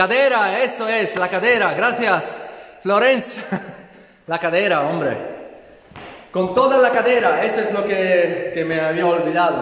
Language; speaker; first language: Spanish; non-native, fluent; Italian